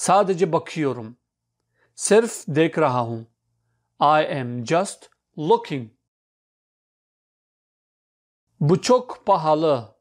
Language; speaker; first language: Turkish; non-native, fluent; Urdu